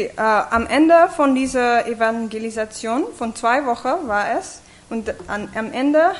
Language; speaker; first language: German; non-native, fluent; English